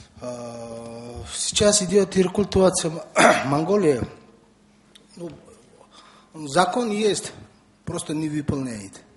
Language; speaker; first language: Russian; non-native, learner; Mongolian